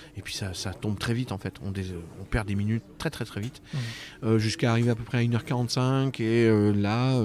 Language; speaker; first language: French; native; French